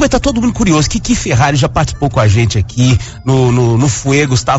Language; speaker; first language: Portuguese; native; Portuguese